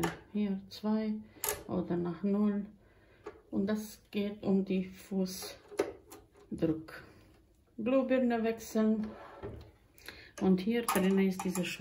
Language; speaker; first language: German; non-native, fluent; Croatian